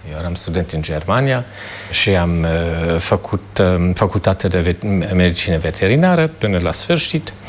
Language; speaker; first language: Romanian; non-native, fluent; German